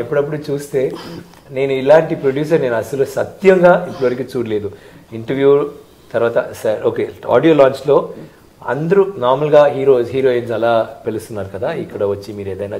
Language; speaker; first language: Telugu; non-native, learner; Tamil